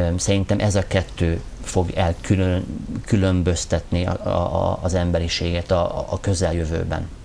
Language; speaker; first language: Hungarian; non-native, fluent; English